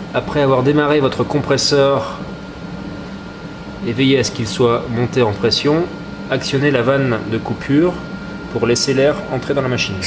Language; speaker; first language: French; native; French